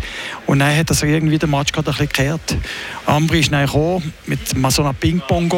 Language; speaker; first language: German; native; German